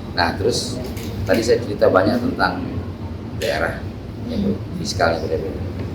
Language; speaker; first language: Indonesian; non-native, local second language; Minangkabau